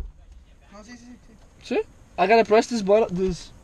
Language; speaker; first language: Portuguese; native; Portuguese